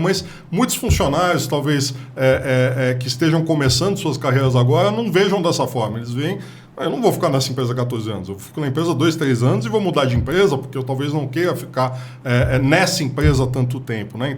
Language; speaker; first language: Portuguese; native; Portuguese